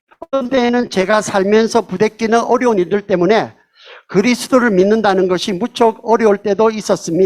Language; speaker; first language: Korean; early bilingual, heritage; Korean